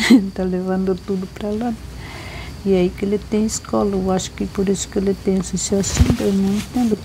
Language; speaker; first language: Portuguese; non-native, local second language; Guarani